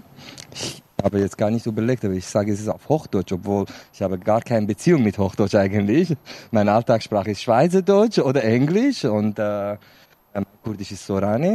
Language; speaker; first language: German; non-native, fluent; Kurdish